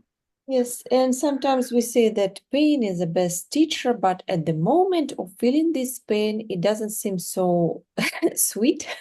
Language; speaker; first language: English; non-native, fluent; Russian